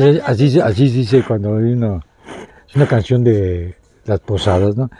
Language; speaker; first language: Spanish; native; Spanish